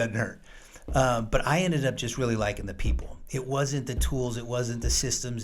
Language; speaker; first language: English; native; English